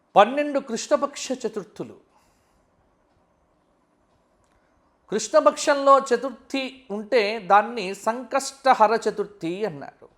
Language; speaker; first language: Telugu; native; Telugu